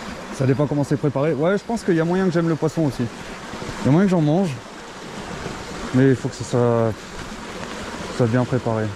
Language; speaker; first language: French; native; French